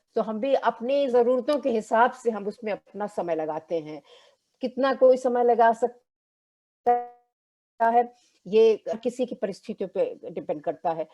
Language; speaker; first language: Hindi; native; Hindi